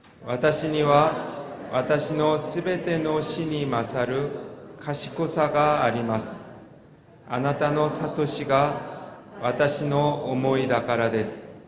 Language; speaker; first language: Japanese; non-native, fluent; Korean